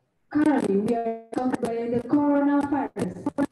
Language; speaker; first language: English; non-native, fluent; Indonesian